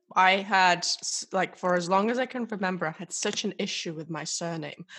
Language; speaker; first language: English; non-native, fluent; Russian